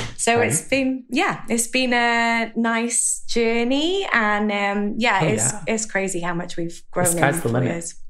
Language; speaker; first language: English; native; English